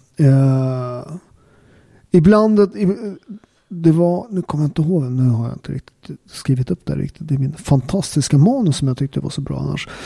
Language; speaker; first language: Swedish; native; Swedish